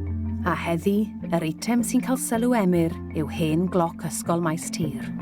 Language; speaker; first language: Welsh; native; Welsh